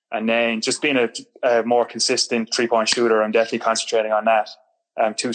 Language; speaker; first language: English; native; English